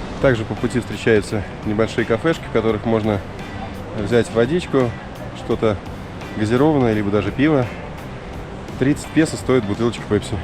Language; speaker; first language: Russian; native; Russian